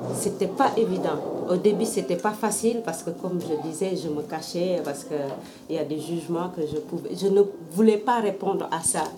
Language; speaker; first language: French; non-native, local second language; Wolof